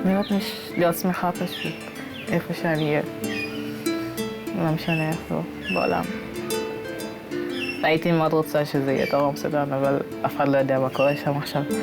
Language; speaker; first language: Hebrew; early bilingual, other home language; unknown